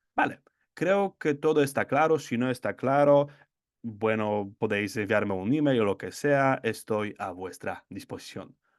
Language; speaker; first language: Spanish; non-native, fluent; Polish